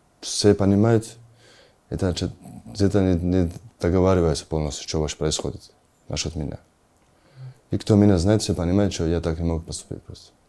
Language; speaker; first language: Russian; non-native, learner; Georgian